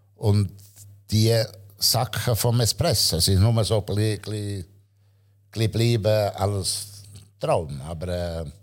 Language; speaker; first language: German; non-native, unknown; Italian